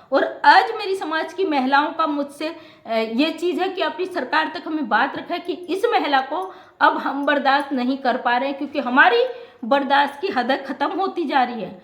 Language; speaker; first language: Hindi; native; Hindi